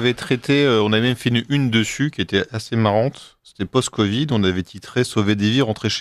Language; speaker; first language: French; native; French